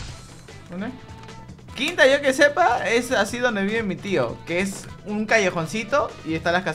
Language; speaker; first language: Spanish; native; Spanish